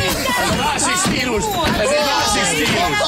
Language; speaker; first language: Hungarian; non-native, learner; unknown